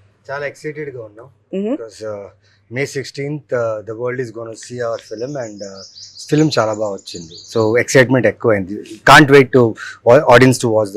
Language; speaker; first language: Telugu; native; Telugu